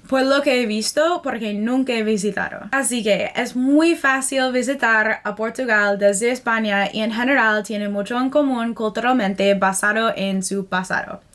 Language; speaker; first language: Spanish; non-native, fluent; English